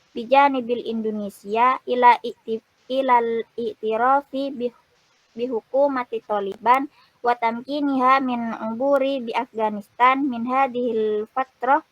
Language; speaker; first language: Arabic; non-native, learner; Indonesian